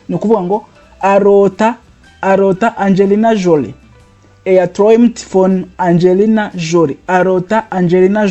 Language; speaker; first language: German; non-native, fluent; Kinyarwanda